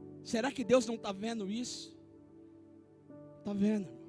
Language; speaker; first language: Portuguese; native; Portuguese